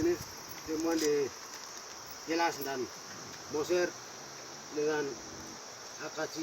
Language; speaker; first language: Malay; non-native, local second language; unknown